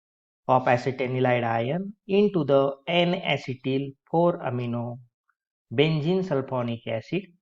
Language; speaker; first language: English; non-native, local second language; Marathi